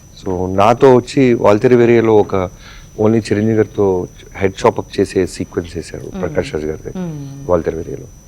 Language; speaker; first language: Telugu; native; Telugu